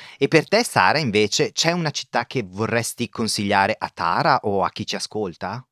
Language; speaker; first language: Italian; native; Italian